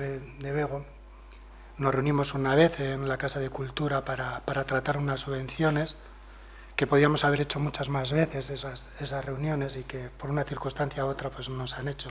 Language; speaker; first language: Spanish; non-native, local second language; Basque